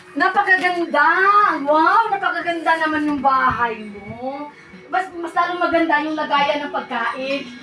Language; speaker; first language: Filipino; non-native, local second language; Cebuano